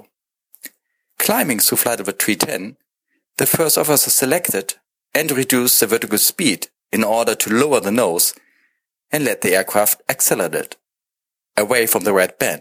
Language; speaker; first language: English; non-native, fluent; German